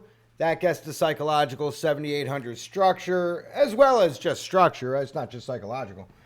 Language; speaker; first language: English; native; English